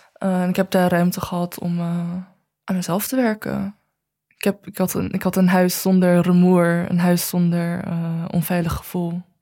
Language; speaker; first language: Dutch; early bilingual, other home language; Chinese